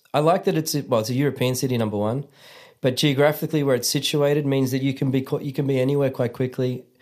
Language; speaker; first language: English; native; English